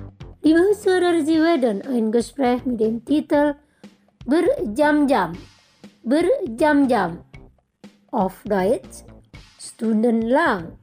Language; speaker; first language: German; non-native, fluent; Indonesian